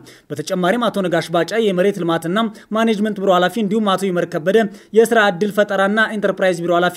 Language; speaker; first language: Amharic; native; Amharic